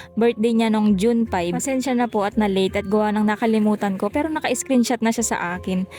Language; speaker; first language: Filipino; native; Filipino